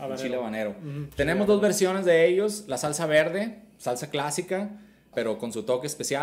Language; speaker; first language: Spanish; native; Spanish